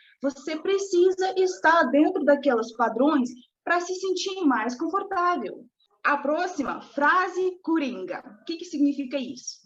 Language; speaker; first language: Portuguese; non-native, fluent; Russian